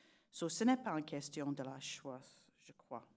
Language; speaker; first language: French; non-native, learner; English